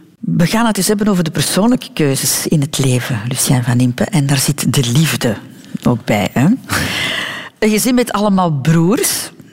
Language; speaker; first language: Dutch; native; Dutch